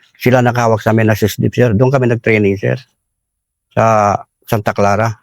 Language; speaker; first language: Filipino; non-native, local second language; Cebuano